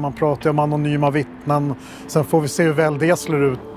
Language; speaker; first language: Swedish; native; Swedish